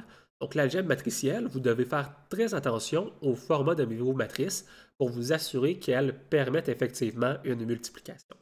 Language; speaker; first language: French; native; French